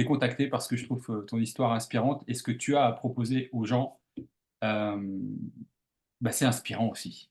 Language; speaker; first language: French; native; French